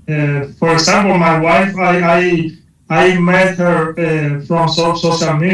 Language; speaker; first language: English; non-native, learner; Spanish